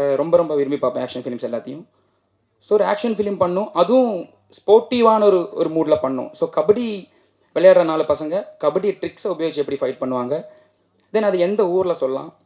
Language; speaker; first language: Tamil; non-native, local second language; Malayalam